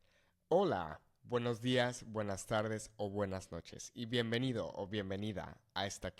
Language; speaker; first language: Spanish; non-native, fluent; English